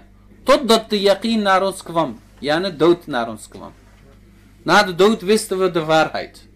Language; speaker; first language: Dutch; early bilingual, other home language; Turkish